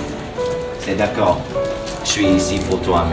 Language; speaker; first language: French; non-native, learner; English